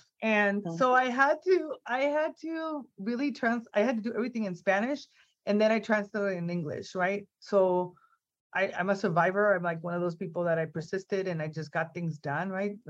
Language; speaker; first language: English; non-native, fluent; Spanish